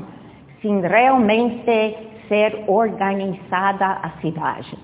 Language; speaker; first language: Portuguese; non-native, fluent; English